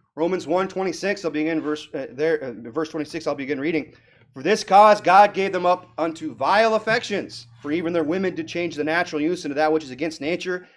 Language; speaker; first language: English; native; English